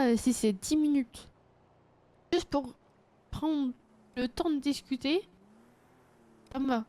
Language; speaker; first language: French; native; French